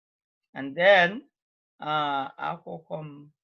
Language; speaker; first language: Igbo; native; Igbo